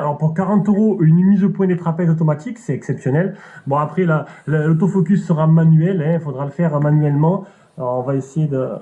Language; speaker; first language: French; native; French